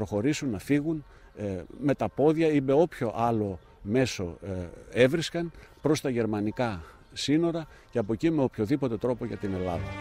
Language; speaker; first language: Greek; native; Greek